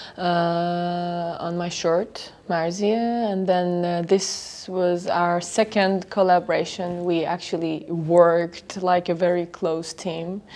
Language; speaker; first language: English; non-native, fluent; Persian